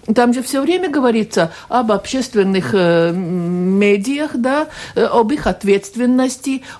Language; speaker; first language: Russian; non-native, local second language; Latvian